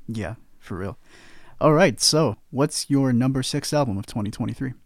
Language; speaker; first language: English; native; English